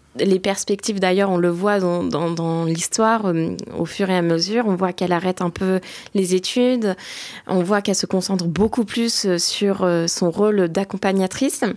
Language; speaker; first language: French; early bilingual, other home language; Turkish